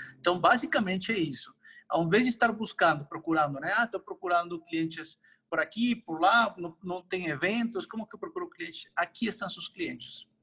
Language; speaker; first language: Portuguese; non-native, fluent; Spanish